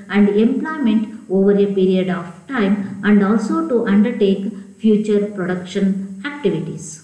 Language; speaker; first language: English; non-native, local second language; Kannada